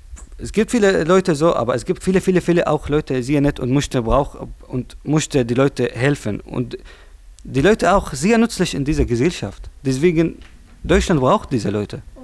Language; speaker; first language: German; non-native, learner; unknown